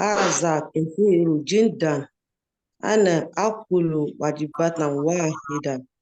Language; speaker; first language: Arabic; non-native, learner; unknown